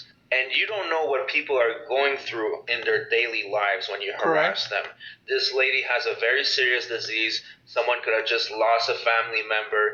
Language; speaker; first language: English; native; English